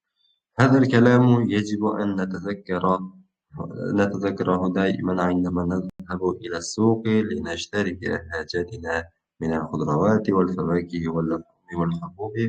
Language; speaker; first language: Arabic; non-native, fluent; Uzbek